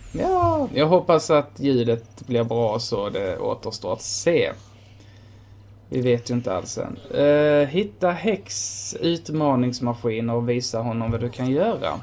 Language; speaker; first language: Swedish; native; Swedish